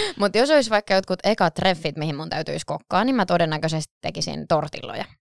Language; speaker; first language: Finnish; native; Finnish